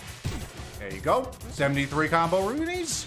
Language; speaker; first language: English; native; English